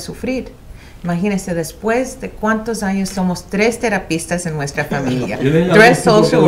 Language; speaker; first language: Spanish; early bilingual, heritage; Spanish